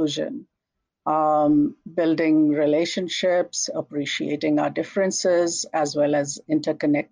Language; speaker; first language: English; non-native, local second language; Hindi